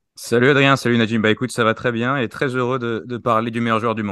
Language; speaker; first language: French; native; French